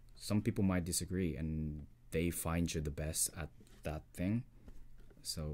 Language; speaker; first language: English; non-native, fluent; Japanese